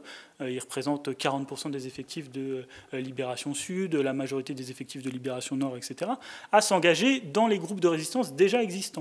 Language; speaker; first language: French; native; French